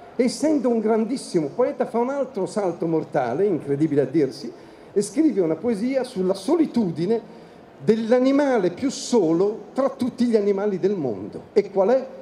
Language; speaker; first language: Italian; native; Italian